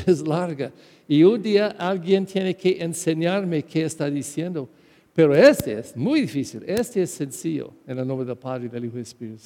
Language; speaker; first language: Spanish; non-native, fluent; English